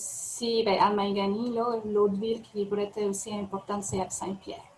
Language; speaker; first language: French; non-native, fluent; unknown